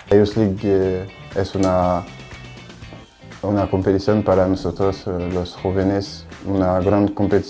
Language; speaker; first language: Spanish; non-native, learner; French